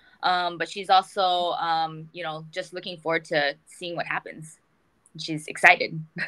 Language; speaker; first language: English; early bilingual, other home language; Korean